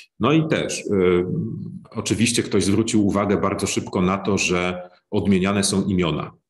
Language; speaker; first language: Polish; native; Polish